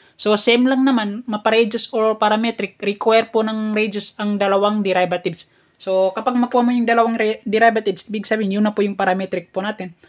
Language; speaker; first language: Filipino; native; Filipino